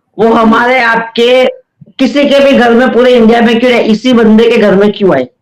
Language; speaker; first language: Hindi; native; Hindi